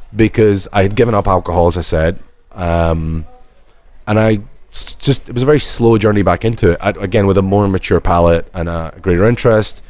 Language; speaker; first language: English; native; English